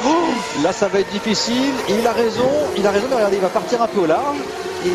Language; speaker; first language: French; native; French